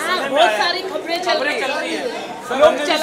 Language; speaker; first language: Hindi; native; Hindi